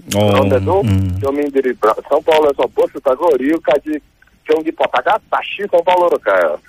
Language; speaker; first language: Korean; non-native, fluent; Portuguese